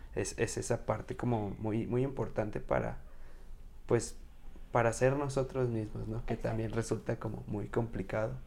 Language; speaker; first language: Spanish; native; Spanish